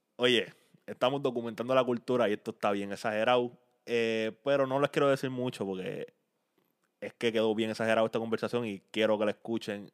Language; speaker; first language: Spanish; native; Spanish